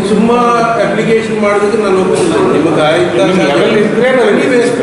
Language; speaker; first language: Kannada; non-native, local second language; Telugu